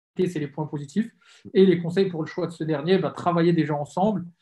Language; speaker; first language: French; native; French